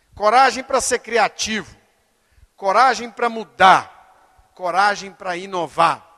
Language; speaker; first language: Portuguese; native; Portuguese